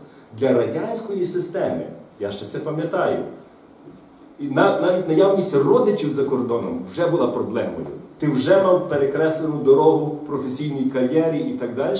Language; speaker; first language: Ukrainian; native; Ukrainian